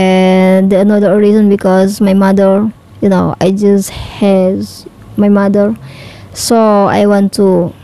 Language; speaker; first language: English; non-native, learner; Indonesian